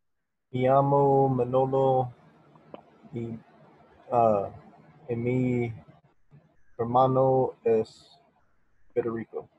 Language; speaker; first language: Spanish; non-native, learner; English